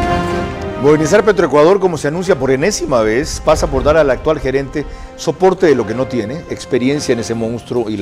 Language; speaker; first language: Spanish; native; Spanish